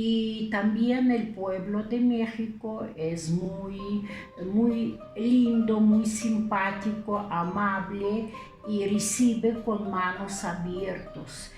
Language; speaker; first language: Spanish; non-native, fluent; Lithuanian